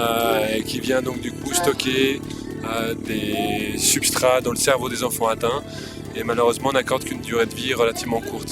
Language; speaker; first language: French; native; French